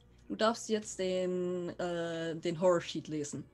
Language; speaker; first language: German; native; German